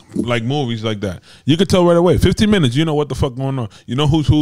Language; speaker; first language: English; early bilingual, other home language; Spanish